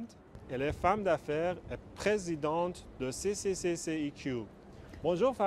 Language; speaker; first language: French; non-native, fluent; Persian